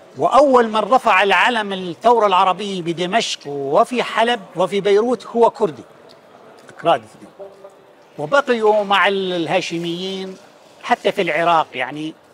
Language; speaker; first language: Arabic; native; Arabic